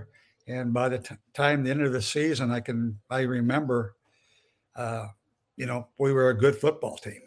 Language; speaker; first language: English; native; English